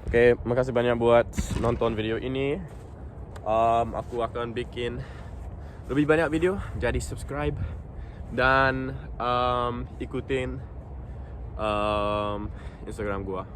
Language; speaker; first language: Indonesian; non-native, local second language; English